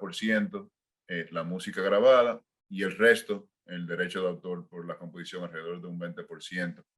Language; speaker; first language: Spanish; native; Spanish